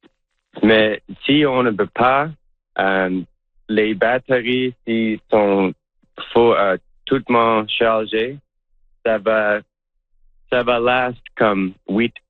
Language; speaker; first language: French; non-native, local second language; English